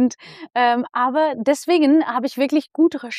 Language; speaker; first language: German; non-native, fluent; Dutch